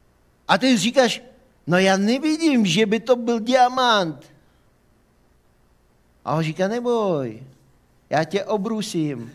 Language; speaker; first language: Czech; non-native, fluent; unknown